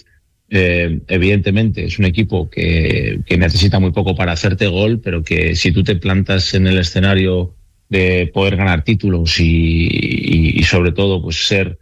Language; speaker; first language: Spanish; native; Spanish